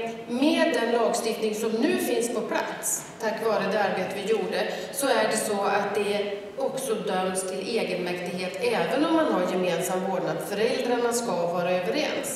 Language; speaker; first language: Swedish; native; Swedish